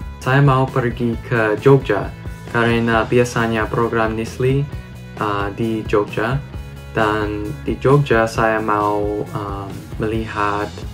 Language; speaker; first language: Indonesian; non-native, learner; English